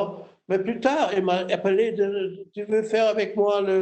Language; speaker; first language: French; non-native, fluent; German